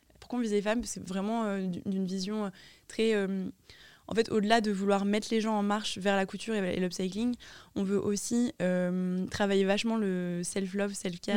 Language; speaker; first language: French; native; French